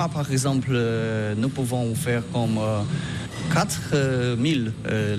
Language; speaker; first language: French; non-native, learner; Polish